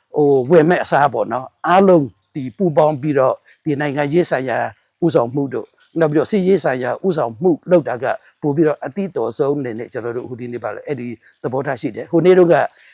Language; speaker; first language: Burmese; non-native, local second language; Mon